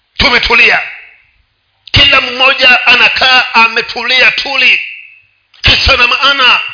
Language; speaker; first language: Swahili; non-native, local second language; Giryama